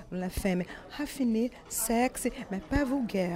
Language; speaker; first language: French; non-native, learner; Portuguese